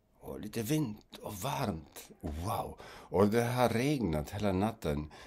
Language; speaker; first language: Swedish; non-native, fluent; German